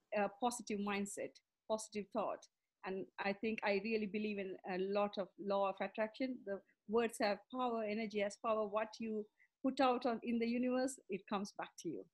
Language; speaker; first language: English; non-native, local second language; Tamil